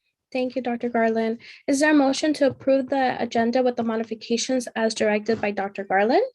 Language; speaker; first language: English; native; English